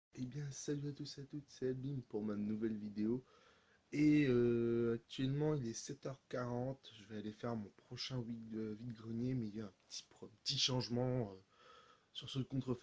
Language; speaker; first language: French; native; French